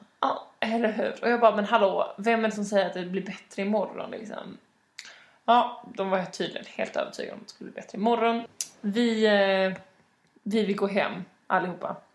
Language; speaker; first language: Swedish; native; Swedish